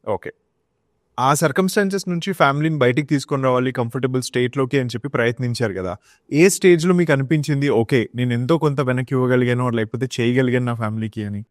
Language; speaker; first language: Telugu; native; Telugu